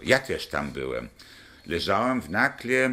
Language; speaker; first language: Polish; non-native, local second language; German